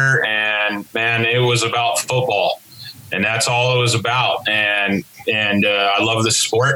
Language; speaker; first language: English; native; English